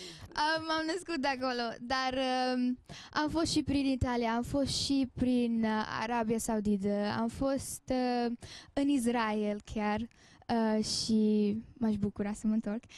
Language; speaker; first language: Romanian; early bilingual, heritage; Romanian